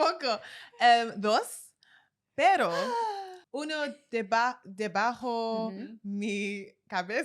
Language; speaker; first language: Spanish; non-native, learner; English